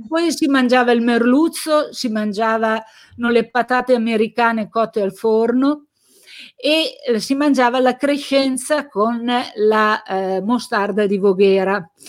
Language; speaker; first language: Italian; native; Italian